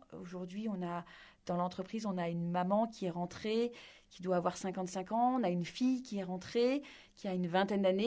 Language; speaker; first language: French; native; French